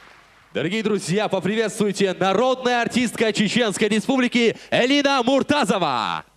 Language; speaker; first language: Russian; non-native, local second language; Chechen